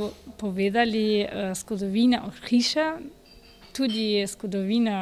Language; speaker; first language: Slovenian; non-native, learner; Spanish